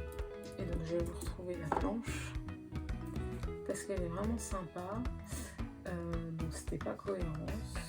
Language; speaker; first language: French; native; French